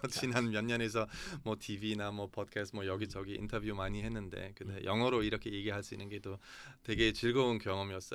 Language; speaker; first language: Korean; non-native, fluent; German